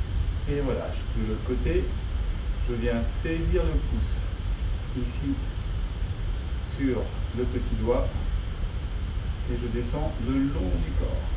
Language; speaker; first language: French; native; French